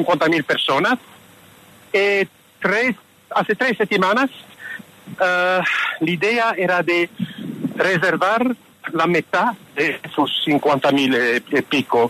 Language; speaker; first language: Spanish; non-native, fluent; French